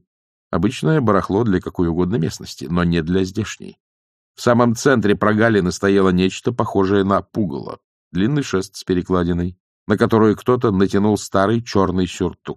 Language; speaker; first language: Russian; native; Russian